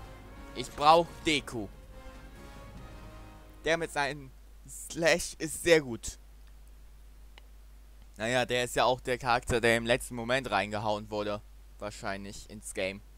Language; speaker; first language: German; native; German